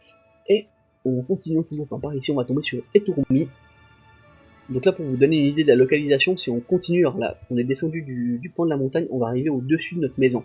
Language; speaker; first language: French; native; French